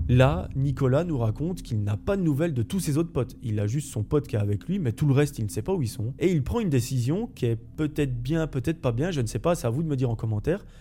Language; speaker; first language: French; native; French